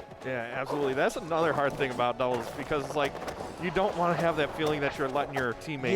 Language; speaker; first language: English; native; English